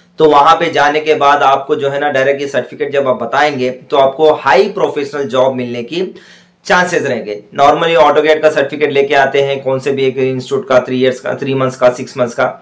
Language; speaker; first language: Hindi; non-native, local second language; Urdu